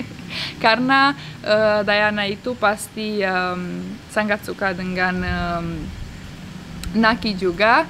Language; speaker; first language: Indonesian; non-native, fluent; Romanian